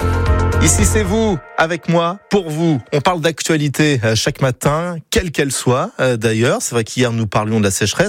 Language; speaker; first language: French; native; French